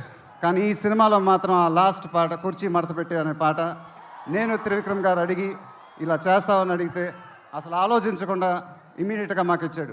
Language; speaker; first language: Telugu; native; Telugu